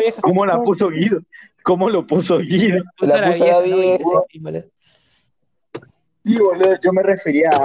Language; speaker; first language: Spanish; native; Spanish